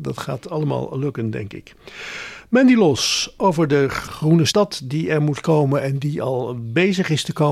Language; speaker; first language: Dutch; native; Dutch